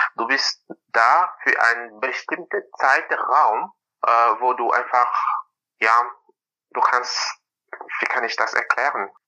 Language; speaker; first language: German; non-native, fluent; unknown